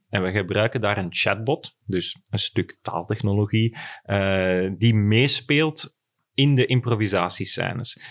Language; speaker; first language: Dutch; native; Dutch